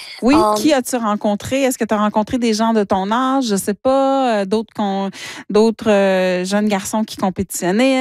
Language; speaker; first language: French; native; French